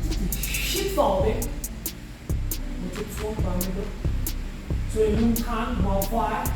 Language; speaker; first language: Vietnamese; non-native, learner; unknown